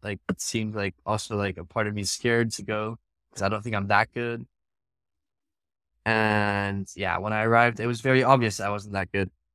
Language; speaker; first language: English; early bilingual, other home language; Dutch